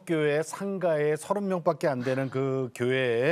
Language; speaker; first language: Korean; native; Korean